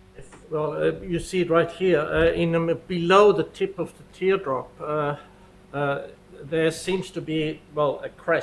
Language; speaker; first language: English; non-native, fluent; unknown